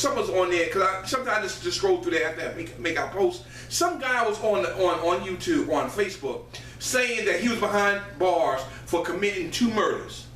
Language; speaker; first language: English; native; English